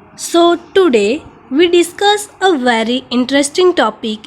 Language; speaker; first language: English; non-native, local second language; Gujarati